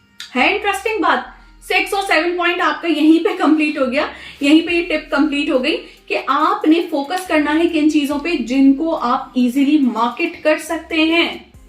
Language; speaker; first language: Urdu; native; Urdu